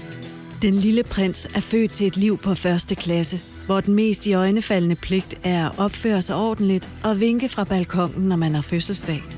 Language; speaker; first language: Danish; native; Danish